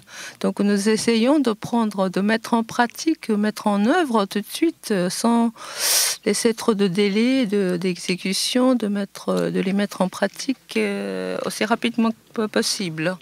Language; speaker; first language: French; non-native, fluent; Japanese